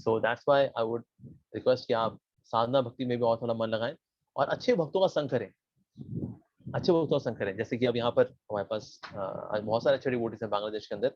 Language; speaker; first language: Hindi; native; Hindi